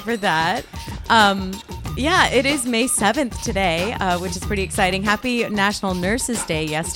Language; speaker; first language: English; native; English